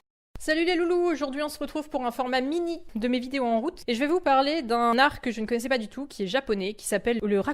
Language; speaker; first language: French; native; French